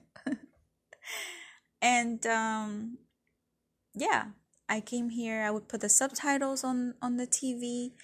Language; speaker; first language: English; early bilingual, other home language; Spanish